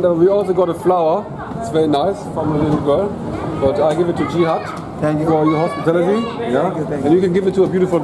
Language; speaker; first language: English; non-native, fluent; German